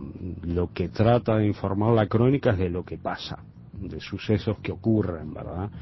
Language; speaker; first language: Spanish; native; Spanish